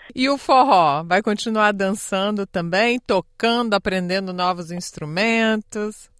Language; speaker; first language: Portuguese; native; Portuguese